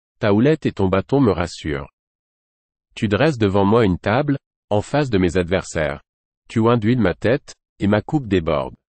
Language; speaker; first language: French; non-native, local second language; Haitian Creole